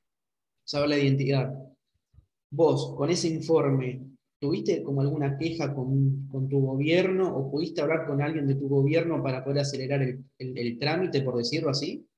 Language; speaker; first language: Spanish; native; Spanish